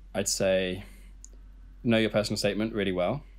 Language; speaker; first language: English; native; English